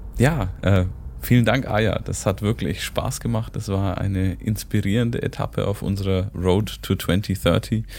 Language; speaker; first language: German; native; German